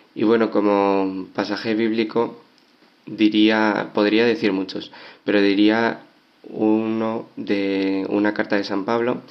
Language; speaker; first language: Spanish; native; Spanish